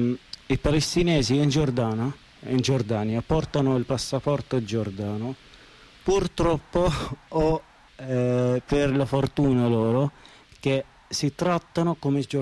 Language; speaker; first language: Italian; non-native, learner; Arabic